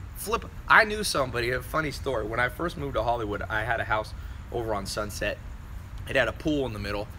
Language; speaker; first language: English; native; English